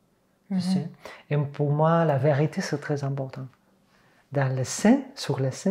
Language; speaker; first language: French; non-native, fluent; Catalan